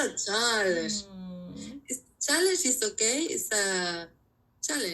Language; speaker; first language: English; non-native, learner; Spanish